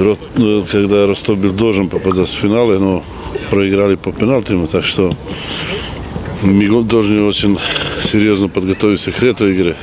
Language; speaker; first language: Russian; non-native, fluent; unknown